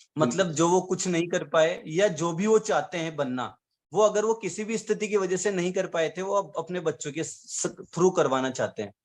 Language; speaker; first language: Hindi; native; Hindi